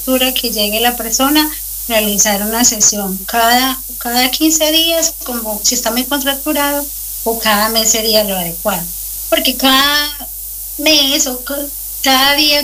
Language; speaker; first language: Spanish; native; Spanish